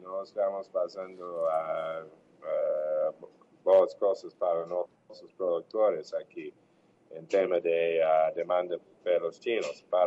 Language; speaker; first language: Portuguese; non-native, learner; English